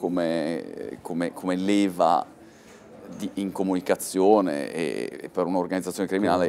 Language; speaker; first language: Italian; native; Italian